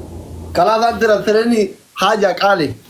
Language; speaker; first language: Arabic; non-native, learner; Oromo